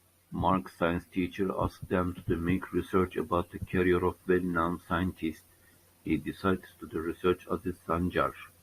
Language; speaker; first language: English; non-native, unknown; Turkish